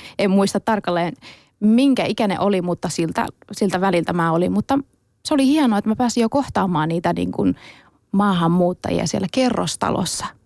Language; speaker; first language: Finnish; early bilingual, other home language; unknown